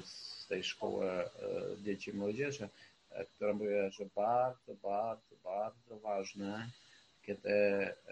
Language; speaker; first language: Polish; non-native, fluent; Ukrainian